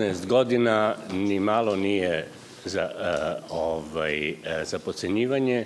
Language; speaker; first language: Serbian; native; Serbian